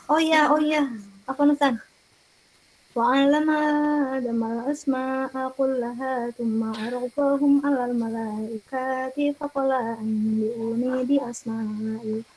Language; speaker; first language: Arabic; non-native, learner; Indonesian